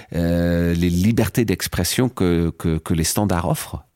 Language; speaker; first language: French; non-native, fluent; Dutch